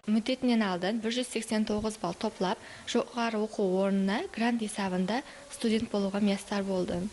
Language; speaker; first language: Uzbek; non-native, local second language; Kara-Kalpak